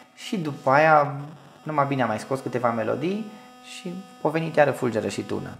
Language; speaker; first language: Romanian; native; Romanian